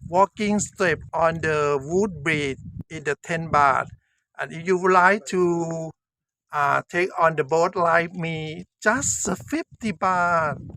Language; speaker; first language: English; non-native, learner; Thai